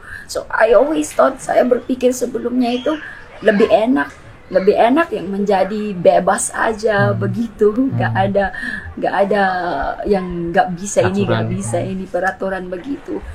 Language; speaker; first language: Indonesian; non-native, fluent; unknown